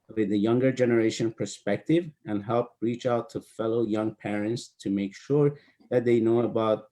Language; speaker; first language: English; non-native, fluent; Persian